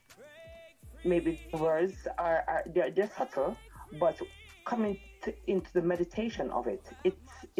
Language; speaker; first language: English; non-native, local second language; Jamaican Creole English